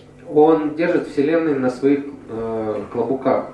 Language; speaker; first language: Russian; native; Russian